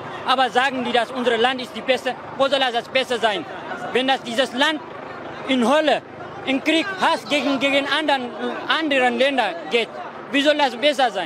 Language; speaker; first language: German; non-native, fluent; Tigrinya